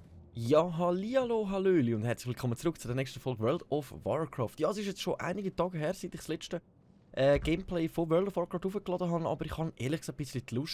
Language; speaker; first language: German; native; German